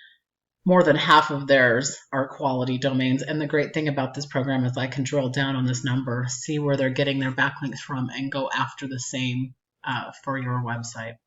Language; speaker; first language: English; native; English